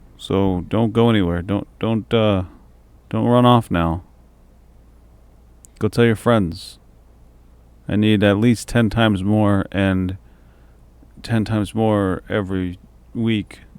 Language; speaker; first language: English; native; English